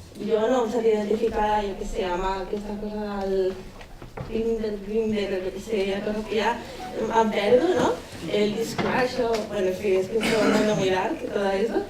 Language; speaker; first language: Catalan; non-native, local second language; Spanish